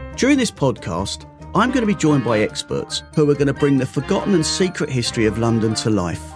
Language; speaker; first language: English; native; English